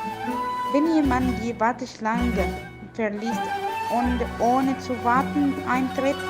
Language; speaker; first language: German; non-native, learner; Arabic